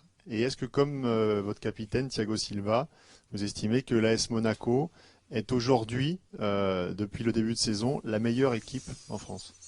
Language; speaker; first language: French; native; French